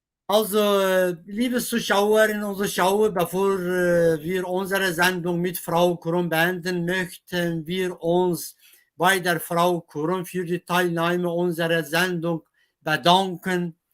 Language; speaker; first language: German; non-native, fluent; Kurdish